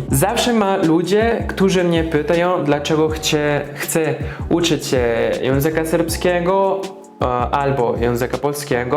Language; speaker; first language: Polish; non-native, learner; Spanish